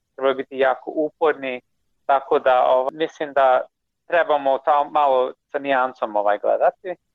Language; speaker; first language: Croatian; non-native, fluent; English